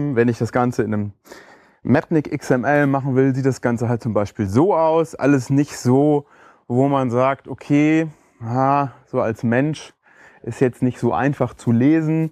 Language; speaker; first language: German; native; German